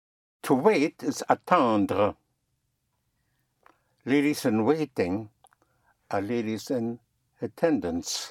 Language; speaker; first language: English; non-native, fluent; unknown